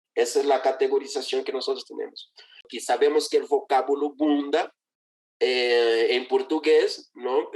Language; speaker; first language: Spanish; non-native, fluent; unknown